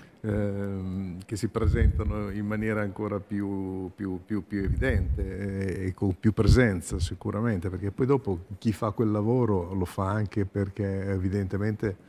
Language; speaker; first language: Italian; native; Italian